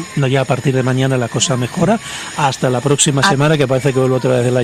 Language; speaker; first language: Spanish; native; Spanish